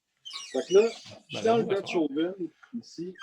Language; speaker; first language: French; native; French